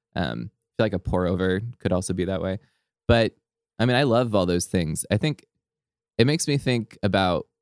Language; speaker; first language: English; native; English